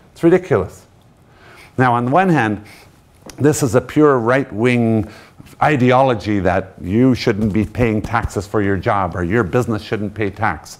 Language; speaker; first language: English; native; English